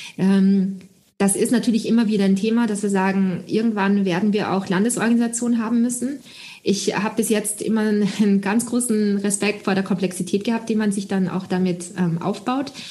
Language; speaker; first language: German; early bilingual, other home language; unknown